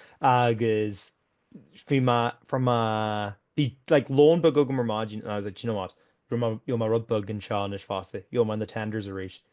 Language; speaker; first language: Irish; native; Irish